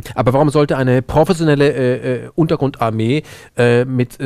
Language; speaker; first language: German; native; German